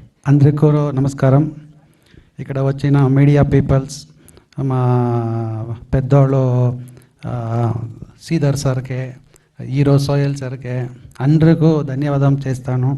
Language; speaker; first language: Telugu; non-native, learner; Kannada